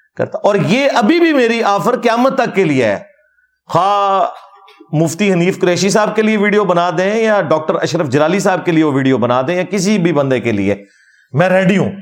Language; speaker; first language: Urdu; non-native, local second language; Punjabi